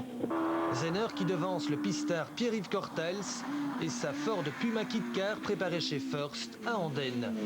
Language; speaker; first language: French; native; French